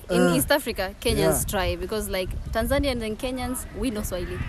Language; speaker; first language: English; non-native, local second language; Swahili